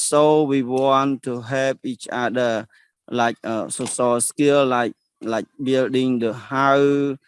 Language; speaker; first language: English; non-native, learner; Khmer